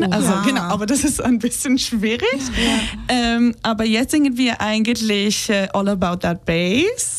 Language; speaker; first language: German; non-native, fluent; Hebrew